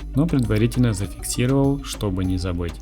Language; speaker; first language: Russian; native; Russian